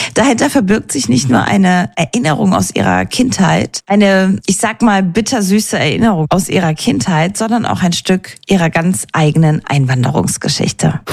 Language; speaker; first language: German; native; German